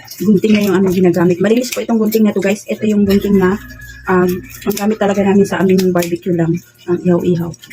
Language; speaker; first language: Filipino; non-native, local second language; Cebuano